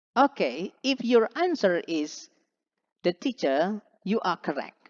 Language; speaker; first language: English; non-native, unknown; Indonesian